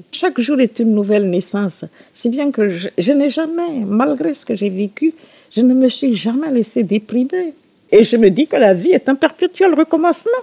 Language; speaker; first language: French; non-native, local second language; Susu